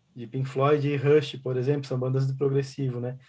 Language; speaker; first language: Portuguese; native; Portuguese